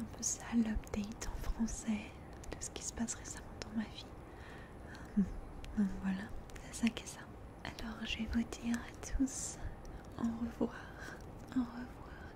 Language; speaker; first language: French; early bilingual, heritage; French